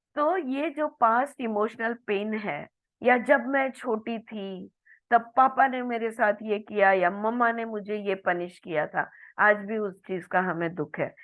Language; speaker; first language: Hindi; non-native, local second language; Marathi